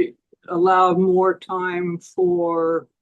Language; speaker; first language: English; native; English